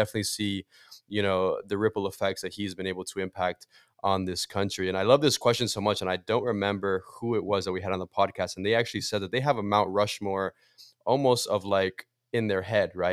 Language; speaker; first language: English; early bilingual, other home language; Portuguese